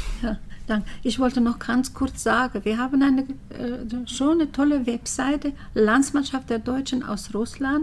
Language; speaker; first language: German; early bilingual, heritage; German